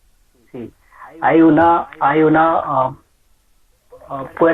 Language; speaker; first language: Spanish; non-native, learner; English